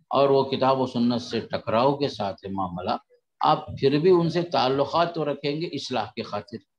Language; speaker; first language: Urdu; native; Urdu